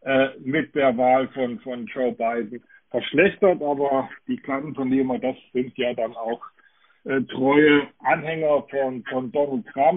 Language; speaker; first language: German; native; German